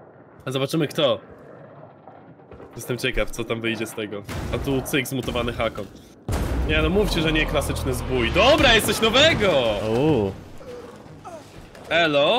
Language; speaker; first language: Polish; native; Polish